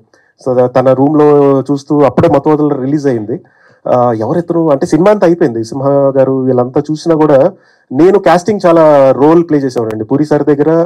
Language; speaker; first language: Telugu; native; Telugu